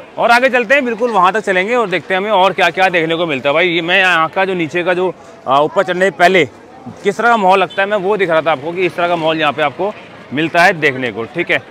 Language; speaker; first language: Hindi; native; Hindi